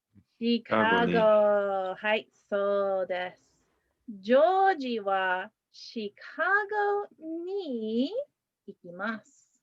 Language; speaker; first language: Japanese; non-native, fluent; English